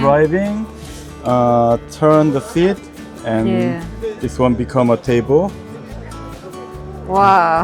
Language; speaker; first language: English; non-native, learner; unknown